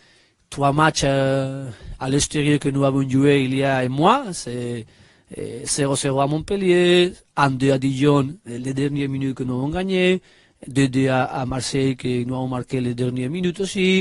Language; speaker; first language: French; non-native, learner; Spanish